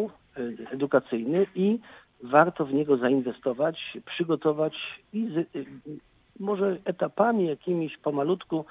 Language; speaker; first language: Polish; native; Polish